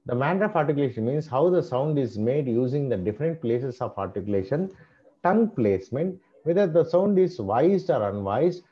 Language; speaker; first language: English; non-native, local second language; Telugu